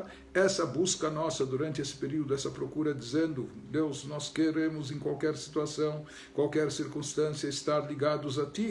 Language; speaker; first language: Portuguese; native; Portuguese